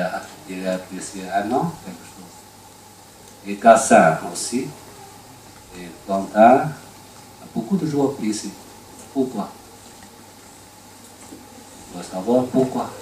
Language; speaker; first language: French; non-native, learner; Chinese